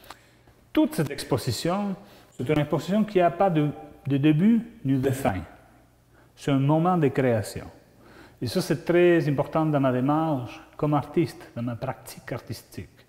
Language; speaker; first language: French; non-native, fluent; Spanish